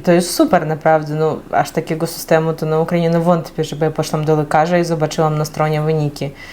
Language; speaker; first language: Polish; non-native, fluent; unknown